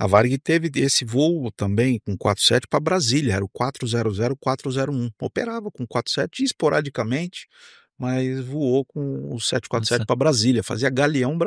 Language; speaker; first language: Portuguese; native; Portuguese